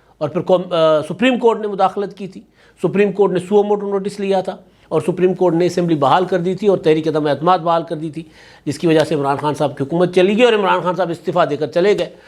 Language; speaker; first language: Urdu; non-native, local second language; Sindhi